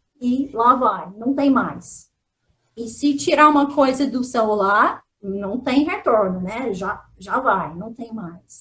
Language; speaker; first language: Portuguese; non-native, fluent; English